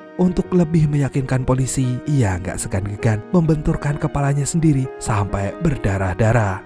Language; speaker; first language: Indonesian; native; Indonesian